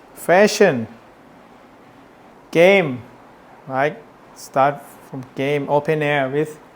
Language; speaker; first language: English; non-native, learner; Thai